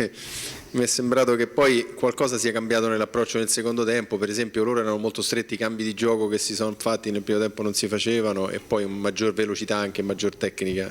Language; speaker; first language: Italian; native; Italian